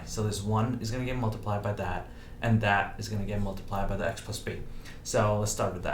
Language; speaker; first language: English; native; English